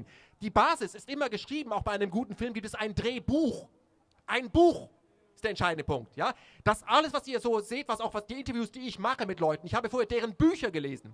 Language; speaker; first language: German; native; German